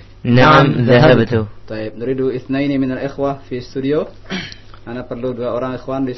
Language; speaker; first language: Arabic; non-native, fluent; Indonesian